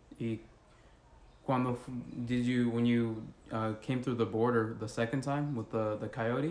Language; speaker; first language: English; early bilingual, other home language; Spanish